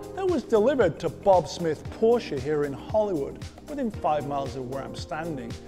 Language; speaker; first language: English; native; English